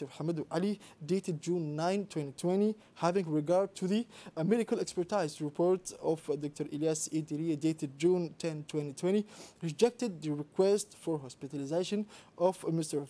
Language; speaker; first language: English; non-native, fluent; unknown